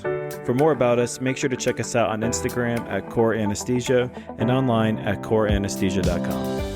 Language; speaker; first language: English; native; English